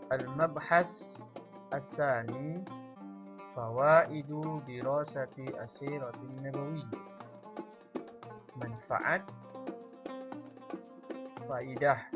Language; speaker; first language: Arabic; non-native, fluent; Indonesian